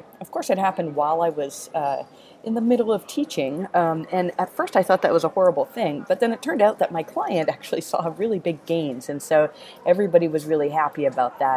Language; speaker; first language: English; native; English